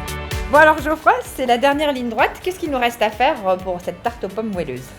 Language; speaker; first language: French; native; French